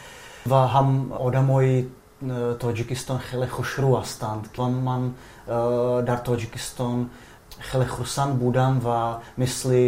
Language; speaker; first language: Persian; non-native, fluent; Czech